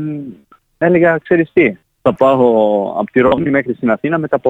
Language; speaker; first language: Greek; non-native, fluent; Italian